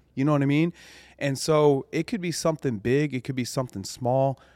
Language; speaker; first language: English; native; English